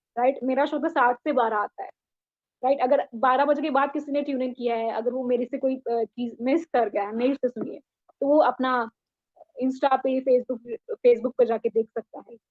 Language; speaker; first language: Hindi; native; Hindi